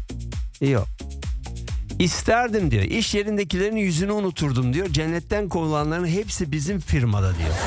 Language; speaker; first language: Turkish; native; Turkish